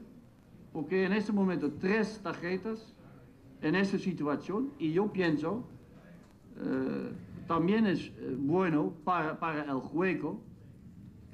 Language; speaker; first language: Spanish; non-native, fluent; Dutch